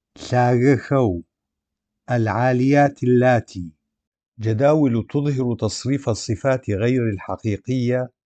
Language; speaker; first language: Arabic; non-native, local second language; Adyghe